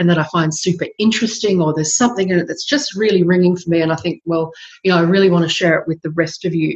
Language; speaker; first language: English; native; English